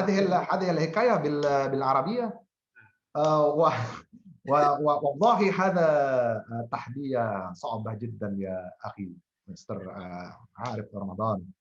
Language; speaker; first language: Arabic; non-native, fluent; Indonesian